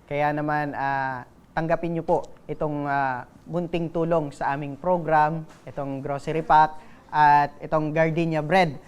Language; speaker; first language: Filipino; non-native, local second language; Bikol